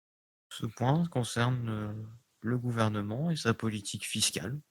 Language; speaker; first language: French; native; French